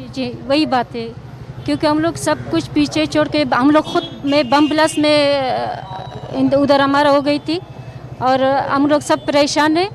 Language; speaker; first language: Hindi; non-native, learner; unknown